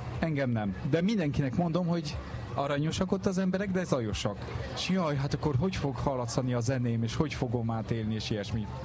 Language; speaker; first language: Hungarian; non-native, fluent; French